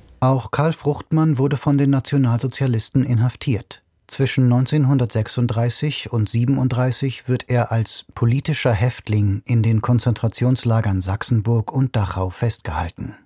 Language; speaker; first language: German; native; German